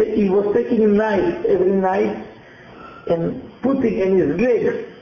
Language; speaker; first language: English; non-native, learner; Hebrew